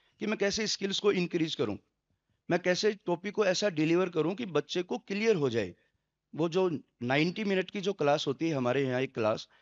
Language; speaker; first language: Hindi; native; Hindi